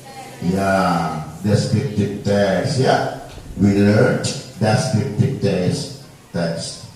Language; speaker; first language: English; non-native, learner; Indonesian